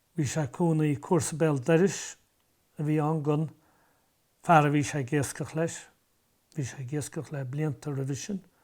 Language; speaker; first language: Irish; native; Irish